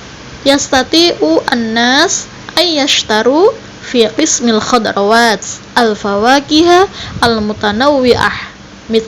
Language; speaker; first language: Arabic; non-native, fluent; Indonesian